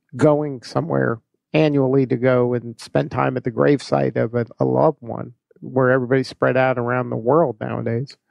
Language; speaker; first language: English; native; English